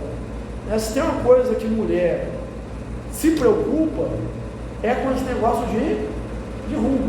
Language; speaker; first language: Portuguese; native; Portuguese